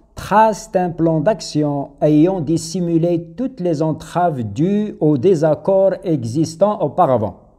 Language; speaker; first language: French; non-native, local second language; Arabic